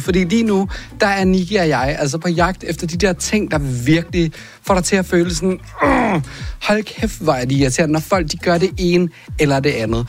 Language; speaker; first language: Danish; native; Danish